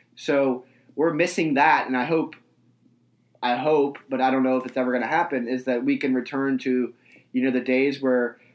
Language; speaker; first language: English; native; English